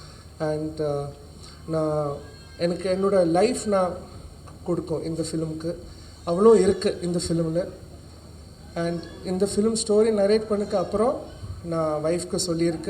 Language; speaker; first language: Tamil; non-native, learner; Malayalam